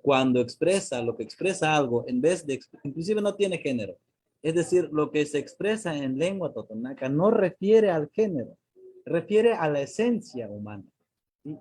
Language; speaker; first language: Spanish; non-native, local second language; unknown